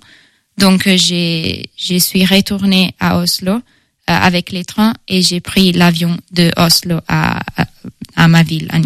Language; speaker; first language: French; non-native, fluent; Italian